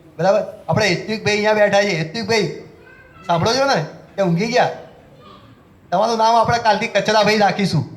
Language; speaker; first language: Gujarati; native; Gujarati